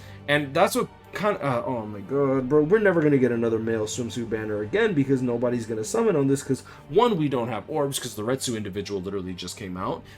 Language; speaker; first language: English; native; English